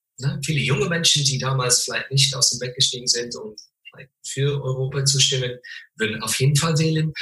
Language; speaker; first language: German; non-native, fluent; English